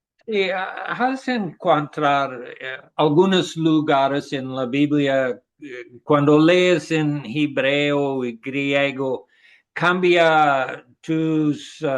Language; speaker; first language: Spanish; non-native, learner; English